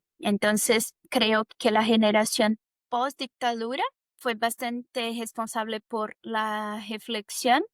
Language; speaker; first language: Spanish; non-native, fluent; Portuguese